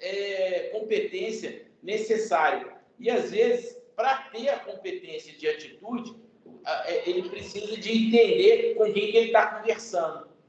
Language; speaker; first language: Portuguese; native; Portuguese